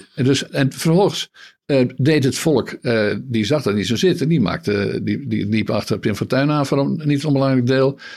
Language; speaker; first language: Dutch; native; Dutch